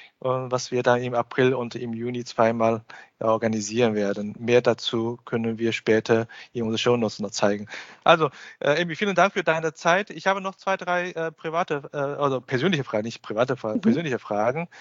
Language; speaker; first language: German; non-native, fluent; Chinese